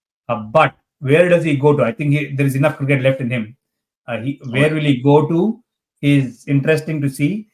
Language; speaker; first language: English; non-native, local second language; Hindi